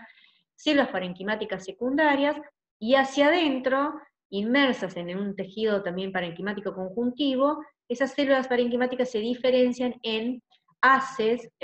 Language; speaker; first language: Spanish; native; Spanish